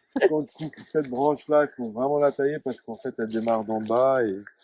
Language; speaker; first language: French; native; French